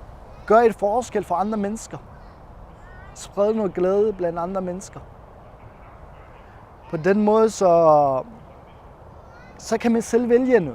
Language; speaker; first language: Danish; non-native, fluent; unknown